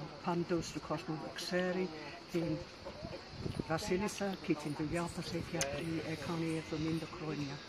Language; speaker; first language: Greek; non-native, learner; English